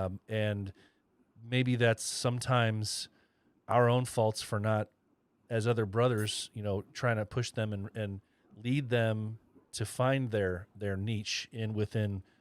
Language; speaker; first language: English; native; English